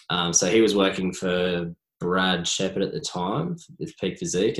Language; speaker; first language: English; native; English